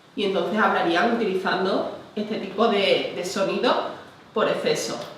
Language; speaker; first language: Spanish; native; Spanish